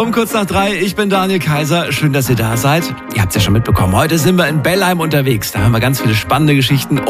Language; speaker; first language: German; native; German